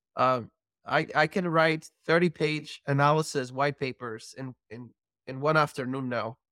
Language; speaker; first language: English; non-native, fluent; Dutch